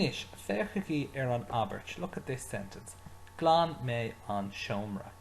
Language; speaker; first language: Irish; non-native, local second language; English